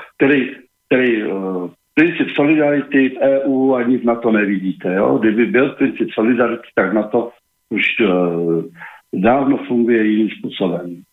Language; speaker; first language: Czech; native; Czech